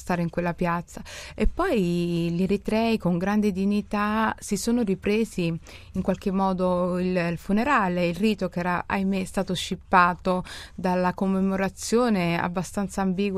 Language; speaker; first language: Italian; early bilingual, other home language; Somali